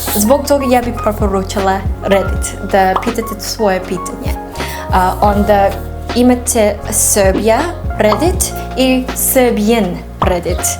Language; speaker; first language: Serbian; non-native, learner; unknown